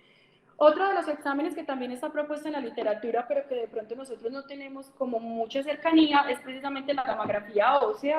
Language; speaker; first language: Spanish; native; Spanish